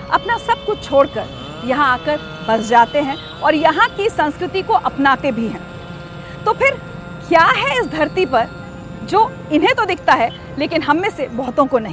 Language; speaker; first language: Hindi; native; Hindi